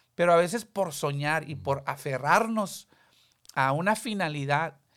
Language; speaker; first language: Spanish; early bilingual, heritage; Spanish